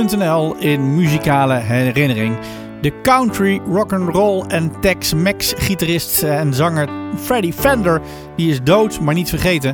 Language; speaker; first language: Dutch; native; Dutch